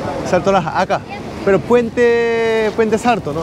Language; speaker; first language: Spanish; non-native, learner; Japanese